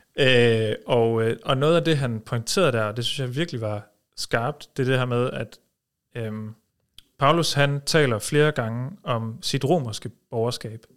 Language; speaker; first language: Danish; early bilingual, heritage; Danish